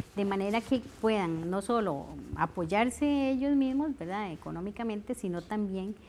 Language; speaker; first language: Spanish; native; Spanish